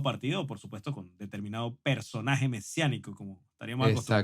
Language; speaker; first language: Spanish; native; Spanish